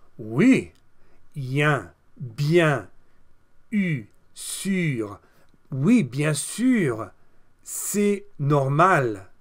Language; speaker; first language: French; non-native, fluent; English